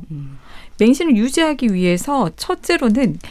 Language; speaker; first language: Korean; native; Korean